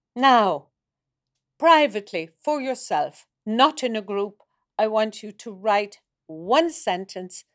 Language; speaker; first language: English; native; English